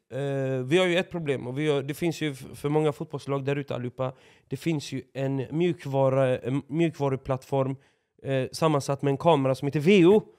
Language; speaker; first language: Swedish; native; Swedish